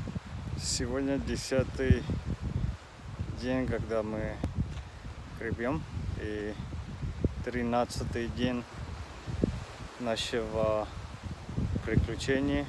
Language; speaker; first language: Russian; non-native, learner; Finnish